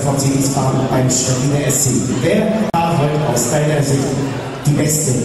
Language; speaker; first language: German; native; German